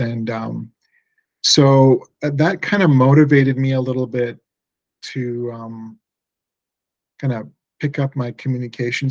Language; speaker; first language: English; early bilingual, other home language; Persian